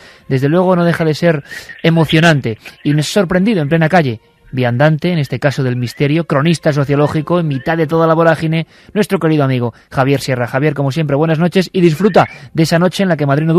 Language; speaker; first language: Spanish; native; Spanish